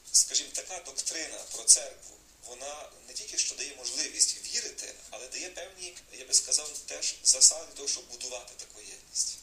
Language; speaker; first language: Ukrainian; native; Ukrainian